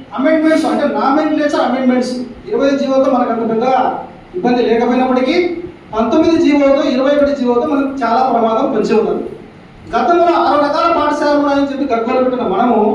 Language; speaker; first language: Telugu; native; Telugu